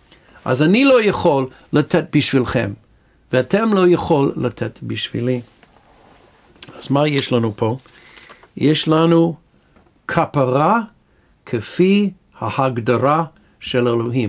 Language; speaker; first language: Hebrew; non-native, fluent; English